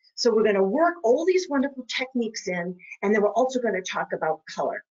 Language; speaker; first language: English; native; English